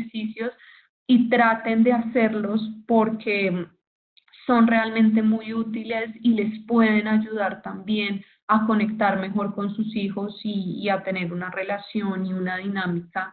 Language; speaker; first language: Spanish; native; Spanish